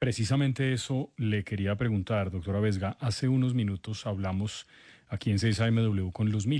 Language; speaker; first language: Spanish; native; Spanish